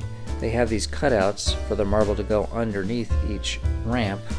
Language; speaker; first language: English; native; English